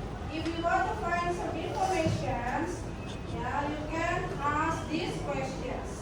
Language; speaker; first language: English; non-native, fluent; Indonesian